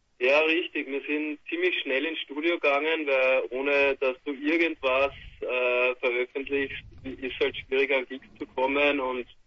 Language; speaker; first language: German; native; German